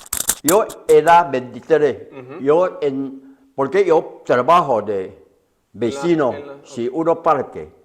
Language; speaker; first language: Spanish; non-native, learner; Chinese